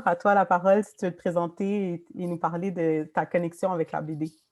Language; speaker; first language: French; native; French